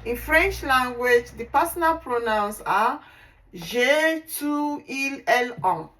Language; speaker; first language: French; non-native, learner; Igbo